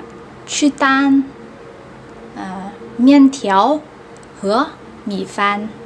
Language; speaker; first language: Chinese; non-native, learner; Vietnamese